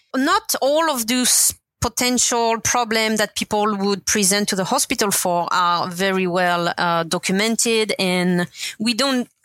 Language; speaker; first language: English; non-native, fluent; French